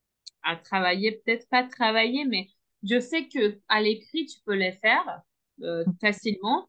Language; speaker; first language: French; non-native, fluent; Turkish